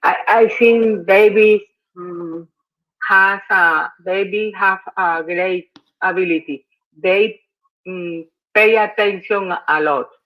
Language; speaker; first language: English; non-native, learner; Spanish